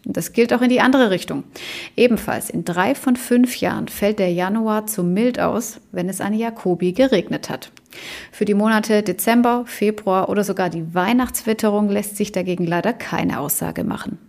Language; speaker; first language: German; native; German